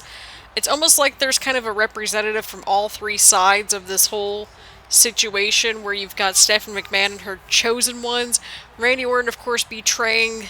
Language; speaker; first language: English; native; English